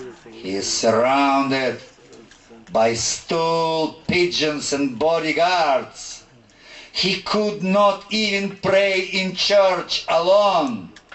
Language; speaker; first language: English; non-native, fluent; Russian